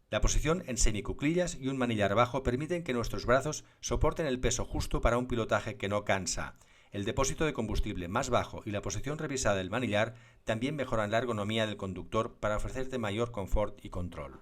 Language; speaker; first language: Spanish; native; Spanish